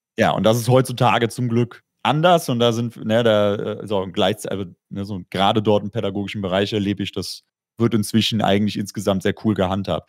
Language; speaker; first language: German; native; German